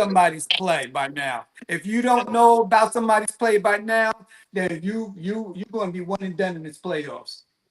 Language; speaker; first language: English; native; English